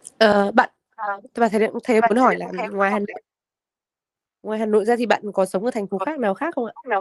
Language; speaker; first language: Vietnamese; native; Vietnamese